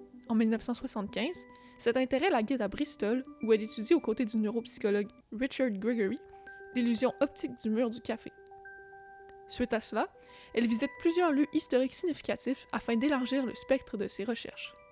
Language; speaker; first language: French; native; French